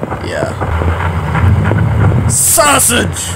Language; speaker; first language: English; native; English